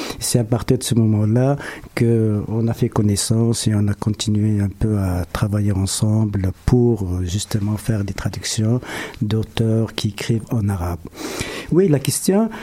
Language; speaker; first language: French; non-native, local second language; Arabic